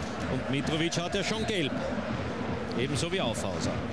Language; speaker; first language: German; native; German